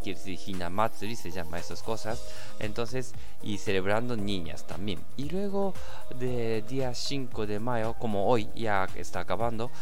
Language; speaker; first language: Spanish; non-native, learner; Japanese